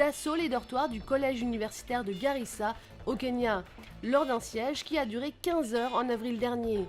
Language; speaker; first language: French; native; French